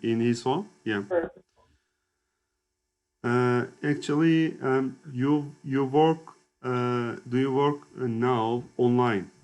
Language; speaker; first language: English; non-native, learner; Turkish